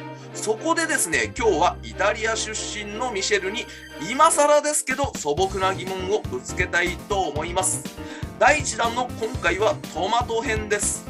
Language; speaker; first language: Japanese; native; Japanese